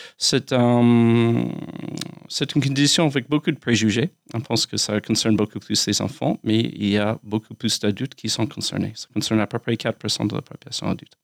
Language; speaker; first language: French; non-native, fluent; English